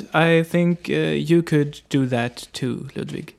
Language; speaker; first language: English; non-native, fluent; Swedish